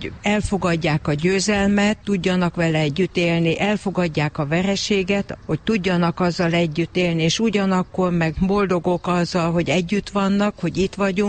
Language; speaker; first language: Hungarian; native; Hungarian